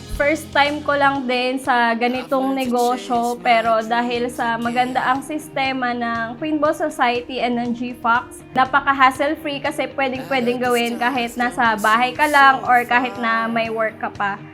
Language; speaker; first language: Filipino; native; Filipino